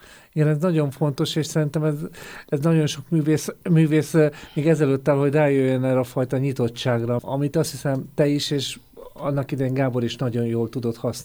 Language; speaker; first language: Hungarian; native; Hungarian